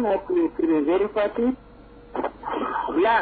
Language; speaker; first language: Arabic; non-native, learner; Indonesian